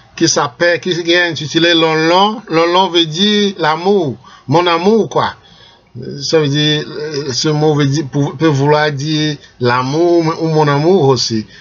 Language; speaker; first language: French; non-native, local second language; Ewe